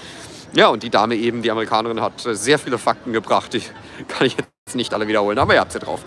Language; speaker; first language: German; native; German